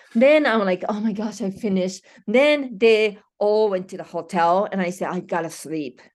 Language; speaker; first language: English; non-native, fluent; Japanese